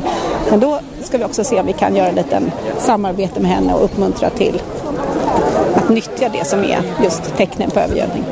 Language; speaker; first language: Swedish; native; Swedish